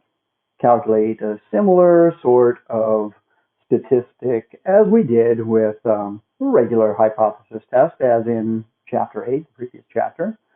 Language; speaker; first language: English; native; English